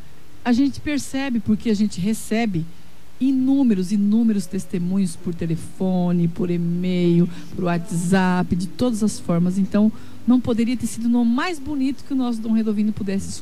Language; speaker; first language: Portuguese; native; Portuguese